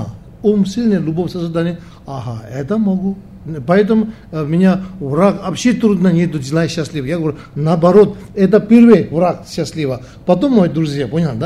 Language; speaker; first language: Russian; non-native, learner; Tibetan